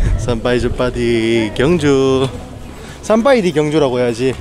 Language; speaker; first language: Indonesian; non-native, learner; Korean